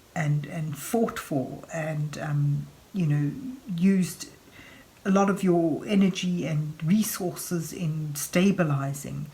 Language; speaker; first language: English; native; English